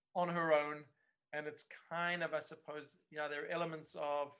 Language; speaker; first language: English; native; English